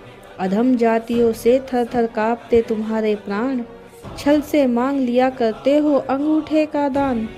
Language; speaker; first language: Hindi; native; Hindi